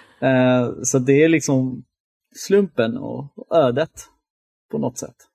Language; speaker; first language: Swedish; early bilingual, other home language; Albanian